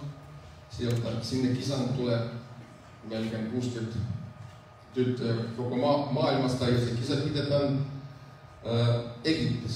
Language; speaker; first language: Finnish; non-native, fluent; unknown